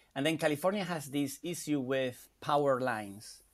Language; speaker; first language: English; non-native, fluent; Spanish